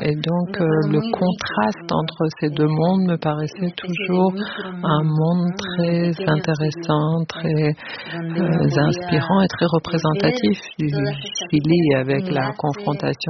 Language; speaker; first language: French; non-native, fluent; Spanish